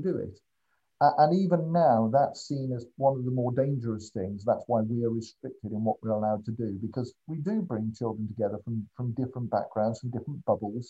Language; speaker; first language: English; native; English